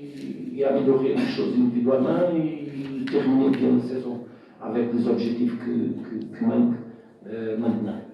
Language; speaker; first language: French; non-native, fluent; Portuguese